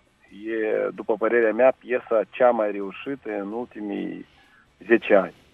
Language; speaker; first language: Romanian; non-native, local second language; Russian